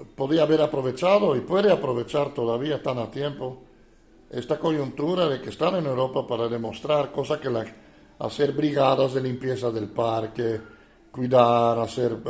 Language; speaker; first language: Spanish; non-native, fluent; Dutch